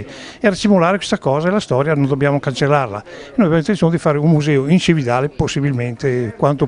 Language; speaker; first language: Italian; native; Italian